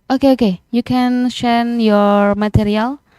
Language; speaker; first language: English; non-native, learner; Indonesian